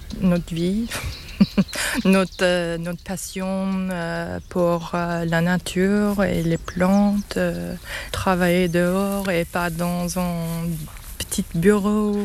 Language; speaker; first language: French; non-native, learner; English